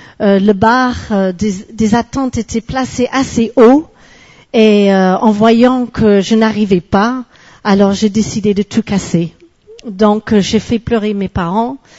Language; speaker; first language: French; non-native, fluent; English